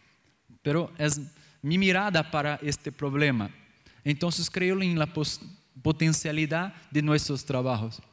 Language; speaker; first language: Spanish; non-native, learner; Portuguese